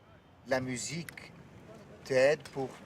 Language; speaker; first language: French; non-native, learner; Dutch